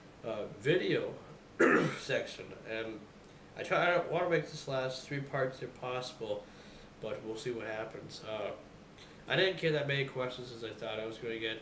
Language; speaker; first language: English; native; English